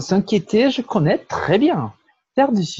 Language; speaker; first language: French; non-native, fluent; Portuguese